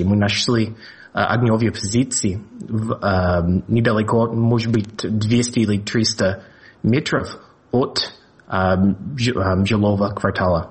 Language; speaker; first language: Russian; non-native, fluent; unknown